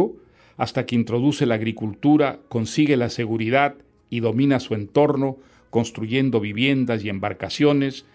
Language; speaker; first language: Spanish; native; Spanish